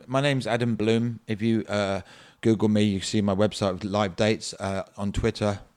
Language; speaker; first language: English; native; English